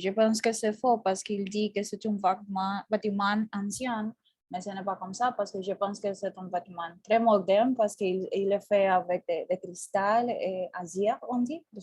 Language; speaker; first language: French; non-native, learner; Spanish